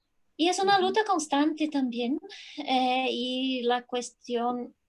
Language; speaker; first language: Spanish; non-native, learner; Portuguese